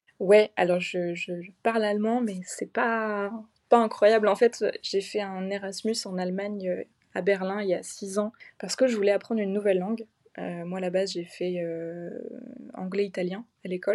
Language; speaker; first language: French; native; French